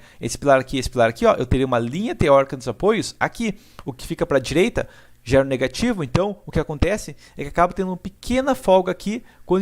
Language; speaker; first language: Portuguese; native; Portuguese